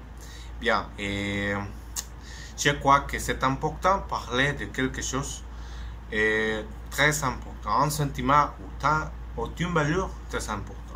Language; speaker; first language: French; non-native, learner; Spanish